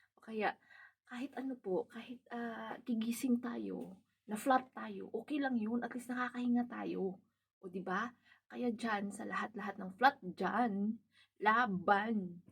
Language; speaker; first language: Filipino; non-native, local second language; Cebuano